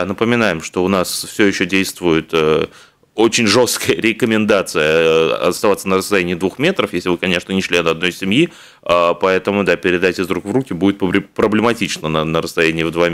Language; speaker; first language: Russian; native; Russian